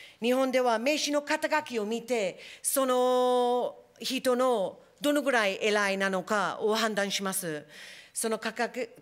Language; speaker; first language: Japanese; non-native, fluent; English